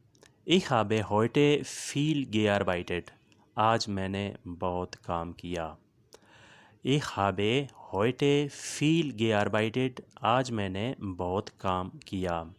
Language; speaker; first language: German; non-native, learner; Urdu